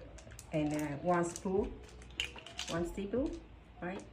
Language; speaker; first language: English; non-native, learner; Vietnamese